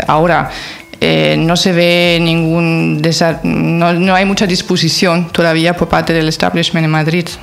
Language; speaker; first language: Spanish; non-native, fluent; German